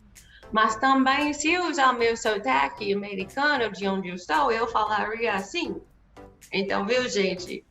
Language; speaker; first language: Portuguese; non-native, fluent; English